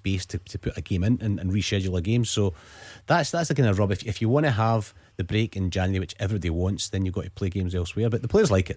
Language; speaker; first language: English; native; English